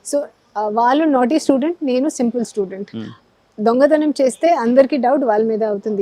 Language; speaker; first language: Telugu; non-native, learner; Hindi